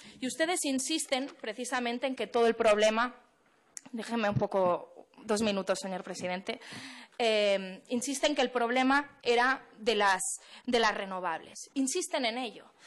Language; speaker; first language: Spanish; non-native, local second language; Catalan